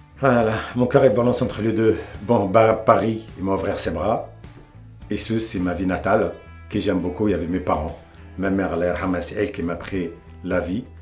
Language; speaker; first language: French; non-native, local second language; Arabic